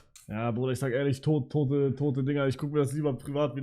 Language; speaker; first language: German; native; German